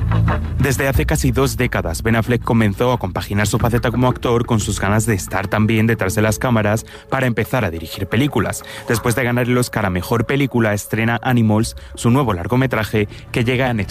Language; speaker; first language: Spanish; native; Spanish